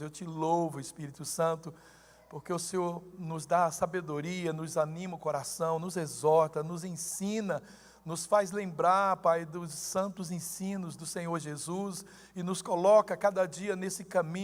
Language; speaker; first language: Portuguese; native; Portuguese